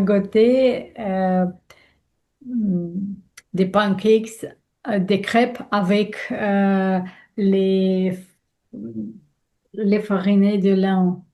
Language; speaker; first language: French; non-native, learner; Russian